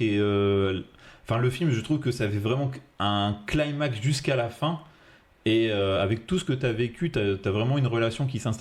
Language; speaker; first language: French; native; French